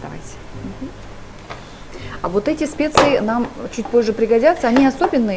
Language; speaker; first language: Russian; native; Russian